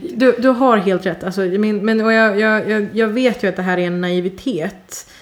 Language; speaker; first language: Swedish; early bilingual, other home language; Persian